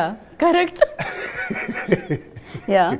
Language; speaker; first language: Telugu; native; Telugu